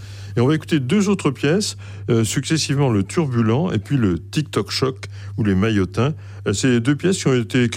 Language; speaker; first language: French; native; French